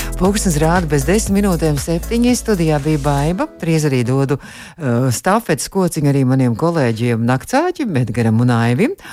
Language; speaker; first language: Latvian; native; Latvian